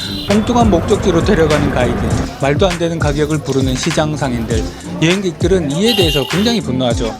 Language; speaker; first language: Korean; native; Korean